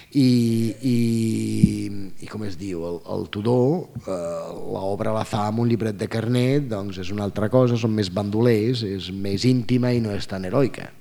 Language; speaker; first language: Catalan; non-native, fluent; Italian